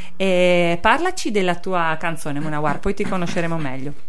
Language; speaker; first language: Italian; native; Italian